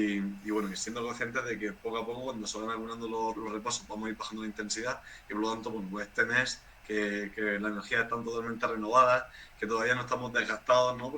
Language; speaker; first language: Spanish; native; Spanish